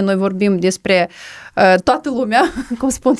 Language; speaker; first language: Romanian; non-native, local second language; Russian